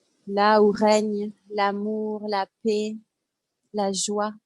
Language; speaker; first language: French; native; French